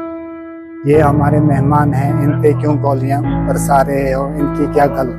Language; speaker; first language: Hindi; non-native, local second language; Kashmiri